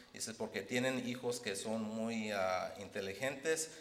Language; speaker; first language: Spanish; early bilingual, heritage; Spanish